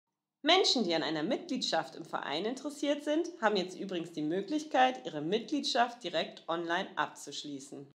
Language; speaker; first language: German; native; German